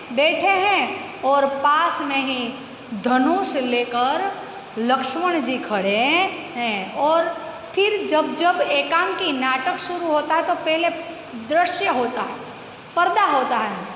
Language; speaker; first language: Hindi; non-native, local second language; Gujarati